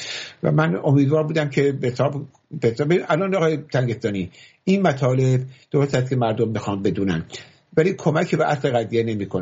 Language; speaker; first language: Persian; native; Persian